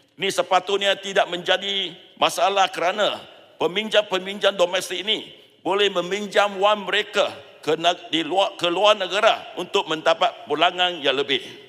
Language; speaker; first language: Malay; non-native, local second language; Chinese